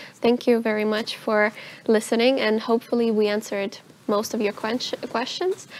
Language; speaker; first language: English; non-native, fluent; Russian